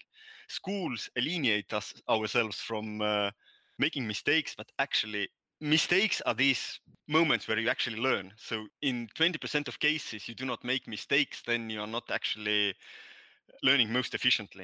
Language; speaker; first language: English; non-native, fluent; Estonian